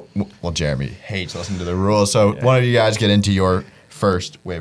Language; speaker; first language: English; native; English